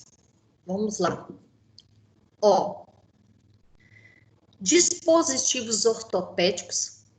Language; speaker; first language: Portuguese; native; Portuguese